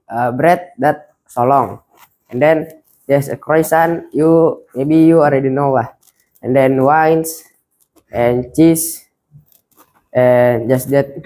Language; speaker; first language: English; non-native, learner; Indonesian